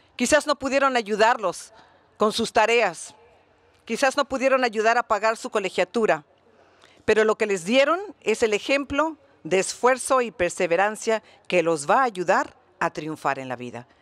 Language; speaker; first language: Spanish; early bilingual, heritage; Spanish